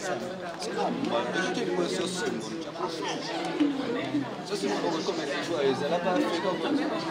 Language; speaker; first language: French; native; French